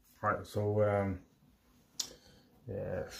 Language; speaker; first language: English; non-native, fluent; Norwegian